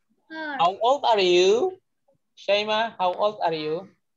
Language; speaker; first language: English; non-native, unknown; Indonesian